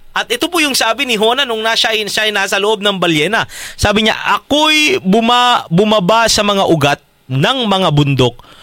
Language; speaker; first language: Filipino; native; Filipino